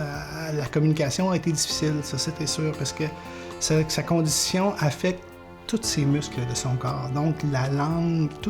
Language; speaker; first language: French; native; French